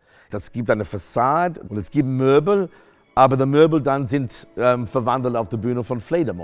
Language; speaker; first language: German; non-native, fluent; English